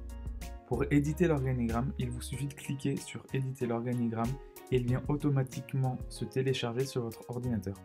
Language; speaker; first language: French; native; French